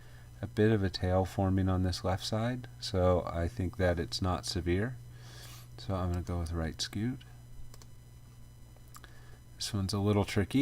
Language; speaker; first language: English; native; English